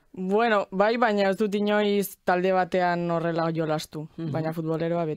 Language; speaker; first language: Basque; non-native, local second language; Spanish